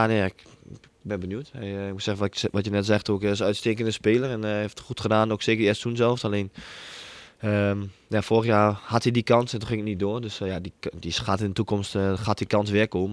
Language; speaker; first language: Dutch; native; Dutch